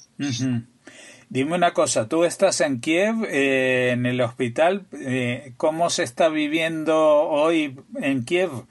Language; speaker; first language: Spanish; native; Spanish